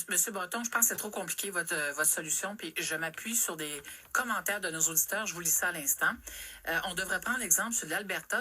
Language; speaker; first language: French; native; French